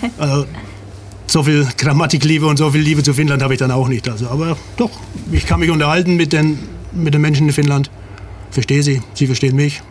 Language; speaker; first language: German; native; German